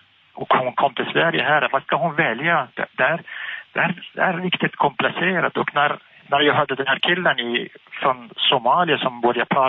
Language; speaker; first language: Swedish; non-native, fluent; Arabic